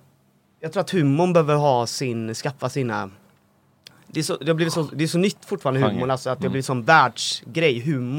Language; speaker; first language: Swedish; native; Swedish